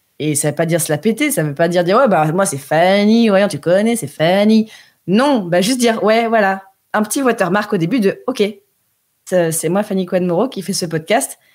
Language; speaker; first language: French; early bilingual, heritage; French